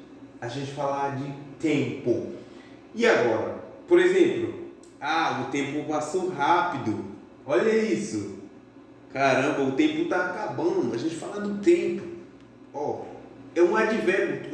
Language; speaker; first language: Portuguese; non-native, fluent; Haitian Creole